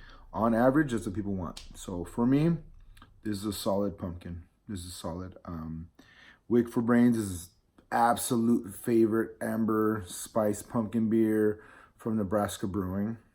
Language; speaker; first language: English; native; English